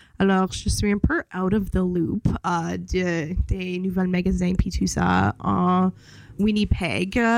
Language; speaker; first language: French; non-native, local second language; English